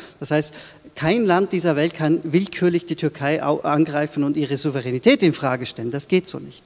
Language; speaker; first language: German; early bilingual, other home language; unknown